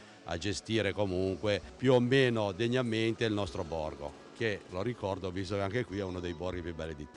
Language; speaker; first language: Italian; native; Italian